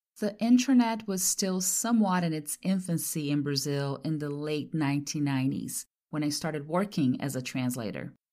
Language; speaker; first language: English; non-native, fluent; Portuguese